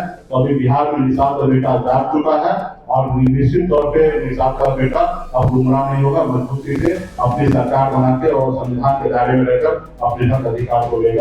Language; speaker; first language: Hindi; native; Hindi